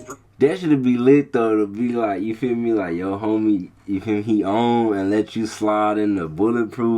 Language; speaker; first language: English; native; English